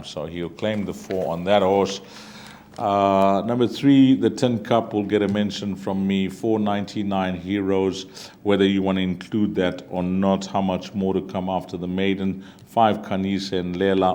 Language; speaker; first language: English; native; English